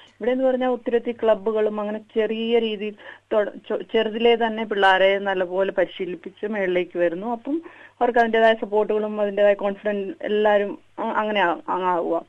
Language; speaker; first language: Malayalam; native; Malayalam